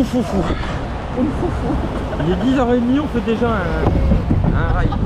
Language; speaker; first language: French; native; French